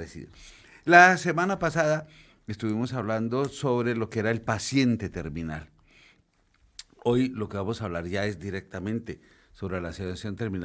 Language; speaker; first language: Spanish; native; Spanish